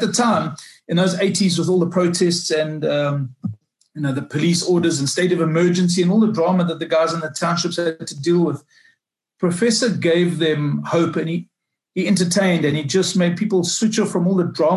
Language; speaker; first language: English; native; English